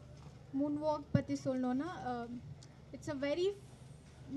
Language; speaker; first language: Tamil; non-native, learner; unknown